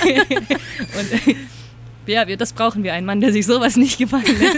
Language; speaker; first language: German; native; German